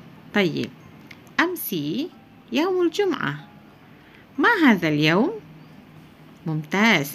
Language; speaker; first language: Arabic; non-native, fluent; Malay